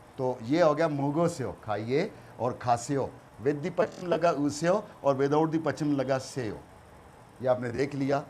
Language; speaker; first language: Urdu; non-native, local second language; Punjabi